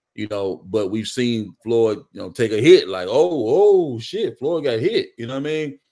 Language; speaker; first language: English; native; English